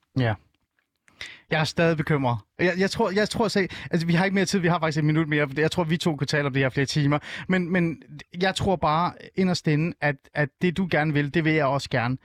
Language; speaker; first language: Danish; early bilingual, other home language; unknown